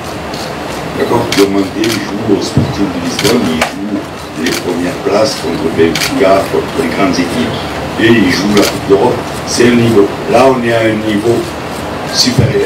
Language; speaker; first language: French; native; French